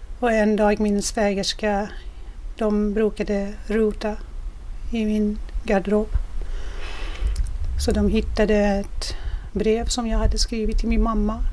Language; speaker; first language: Swedish; non-native, fluent; Persian